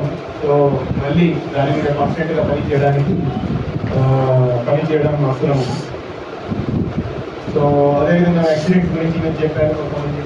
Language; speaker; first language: Telugu; native; Telugu